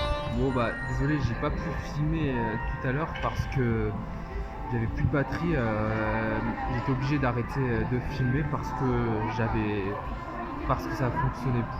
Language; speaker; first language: French; native; French